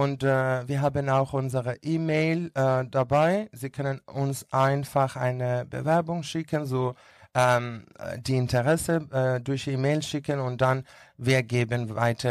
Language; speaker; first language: German; non-native, learner; Greek